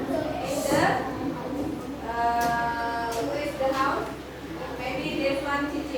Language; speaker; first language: English; non-native, learner; Indonesian